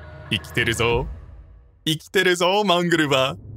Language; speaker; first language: Japanese; non-native, fluent; English